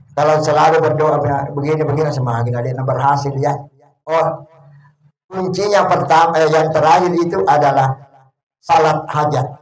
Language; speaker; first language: Indonesian; non-native, local second language; Buginese